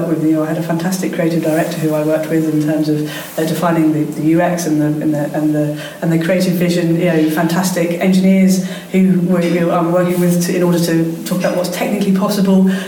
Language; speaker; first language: English; native; English